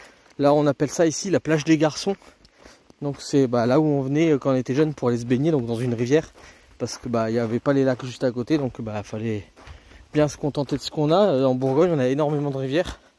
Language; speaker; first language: French; native; French